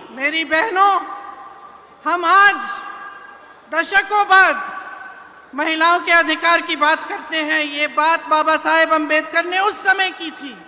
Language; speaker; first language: Hindi; native; Hindi